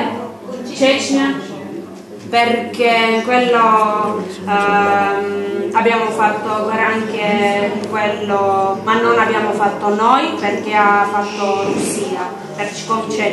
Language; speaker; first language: Italian; non-native, learner; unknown